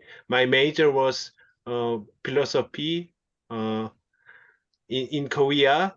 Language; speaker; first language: English; non-native, local second language; Korean